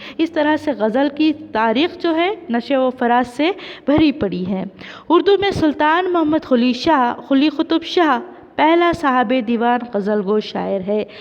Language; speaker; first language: Urdu; native; Urdu